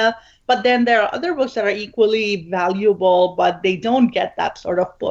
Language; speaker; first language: English; non-native, local second language; Urdu